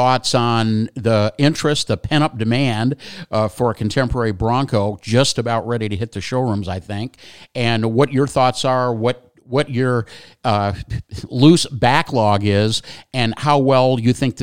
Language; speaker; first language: English; native; English